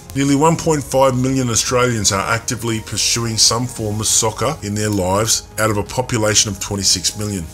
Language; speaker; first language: English; native; English